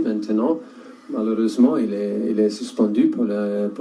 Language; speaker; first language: French; non-native, learner; German